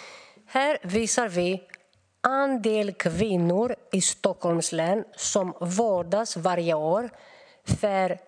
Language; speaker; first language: Swedish; non-native, fluent; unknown